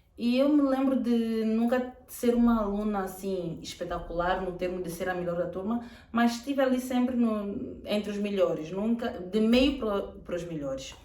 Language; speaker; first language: Portuguese; native; Portuguese